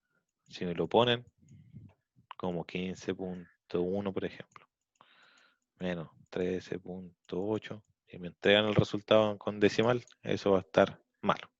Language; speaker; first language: Spanish; native; Spanish